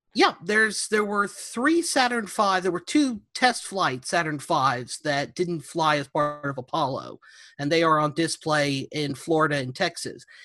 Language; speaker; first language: English; native; English